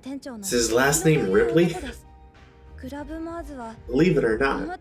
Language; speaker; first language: English; native; English